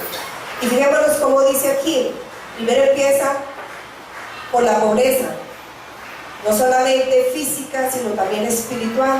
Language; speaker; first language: Spanish; native; Spanish